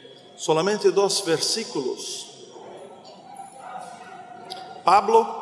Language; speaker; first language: Spanish; non-native, learner; Portuguese